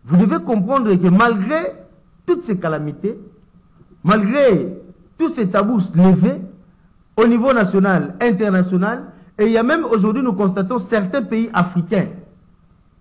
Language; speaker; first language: French; non-native, local second language; Lingala